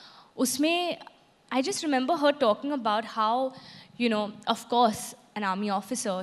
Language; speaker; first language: English; non-native, local second language; Hindi